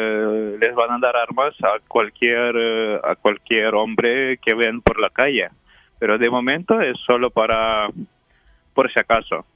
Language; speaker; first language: Spanish; non-native, fluent; Ukrainian